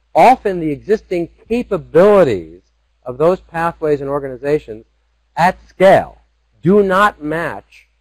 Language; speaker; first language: English; native; English